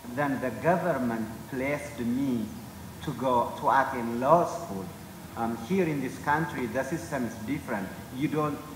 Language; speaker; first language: English; non-native, fluent; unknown